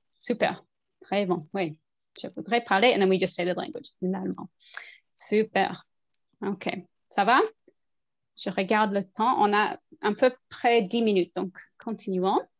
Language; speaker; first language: French; non-native, fluent; English